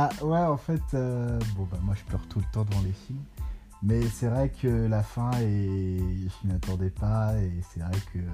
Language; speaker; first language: French; native; French